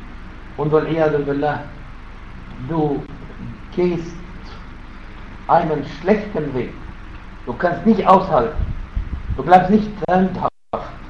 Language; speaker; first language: German; non-native, fluent; Arabic